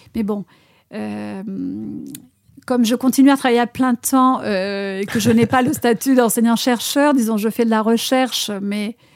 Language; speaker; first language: French; non-native, fluent; Spanish